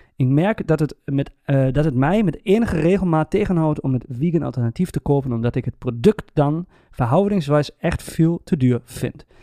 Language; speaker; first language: Dutch; non-native, fluent; German